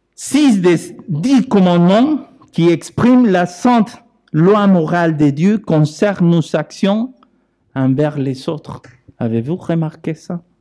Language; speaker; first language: French; non-native, fluent; Spanish